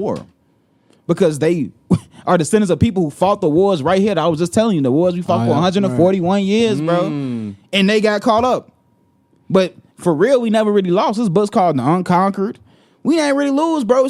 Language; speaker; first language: English; native; English